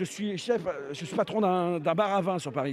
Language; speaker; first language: French; native; French